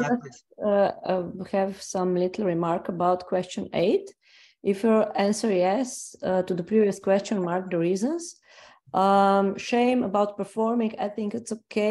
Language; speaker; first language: English; non-native, fluent; Slovenian